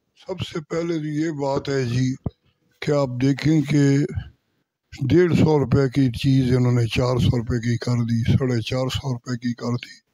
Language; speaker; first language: Urdu; non-native, local second language; Punjabi